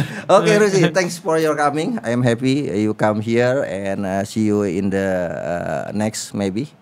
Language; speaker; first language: English; non-native, learner; Indonesian